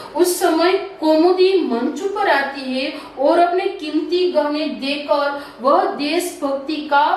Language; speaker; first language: Hindi; non-native, local second language; Gujarati